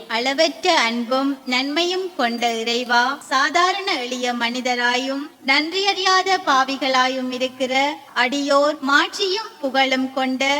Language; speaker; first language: Tamil; native; Tamil